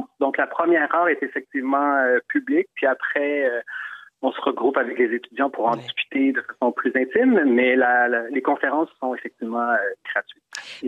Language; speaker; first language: French; native; French